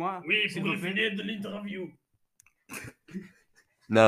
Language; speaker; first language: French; non-native, learner; Portuguese